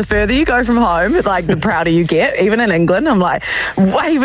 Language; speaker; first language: English; native; English